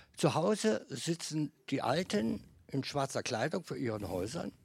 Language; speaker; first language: German; non-native, fluent; Bosnian